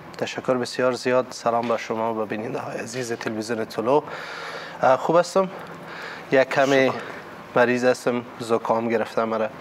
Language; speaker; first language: Persian; non-native, local second language; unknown